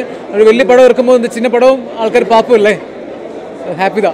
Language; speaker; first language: Tamil; non-native, learner; Malayalam